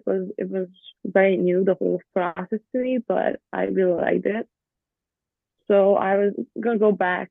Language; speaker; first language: English; non-native, fluent; Hungarian